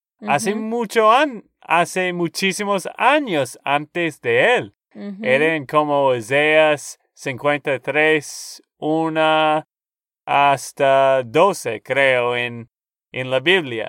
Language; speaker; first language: Spanish; non-native, learner; English